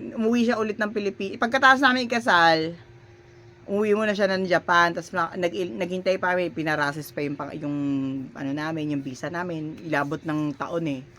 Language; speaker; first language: Filipino; native; Filipino